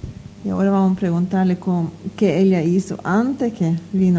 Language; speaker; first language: Spanish; non-native, learner; Norwegian